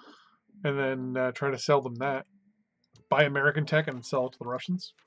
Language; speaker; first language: English; native; English